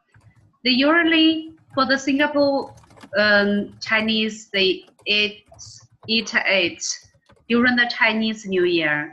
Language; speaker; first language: English; non-native, learner; Chinese